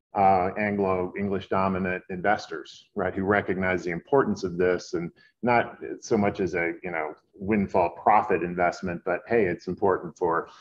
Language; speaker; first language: English; native; English